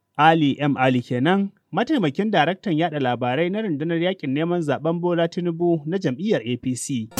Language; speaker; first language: Hausa; native; Hausa